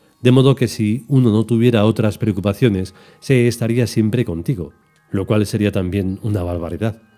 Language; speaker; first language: Spanish; native; Spanish